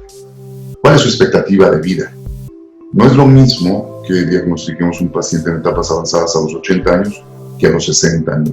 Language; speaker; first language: Spanish; native; Spanish